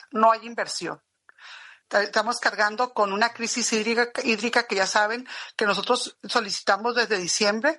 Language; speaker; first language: Spanish; native; Spanish